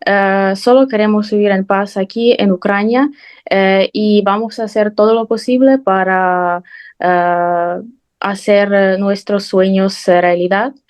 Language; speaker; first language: Spanish; non-native, fluent; Ukrainian